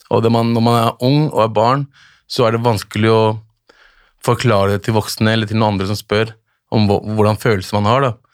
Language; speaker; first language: Norwegian; early bilingual, other home language; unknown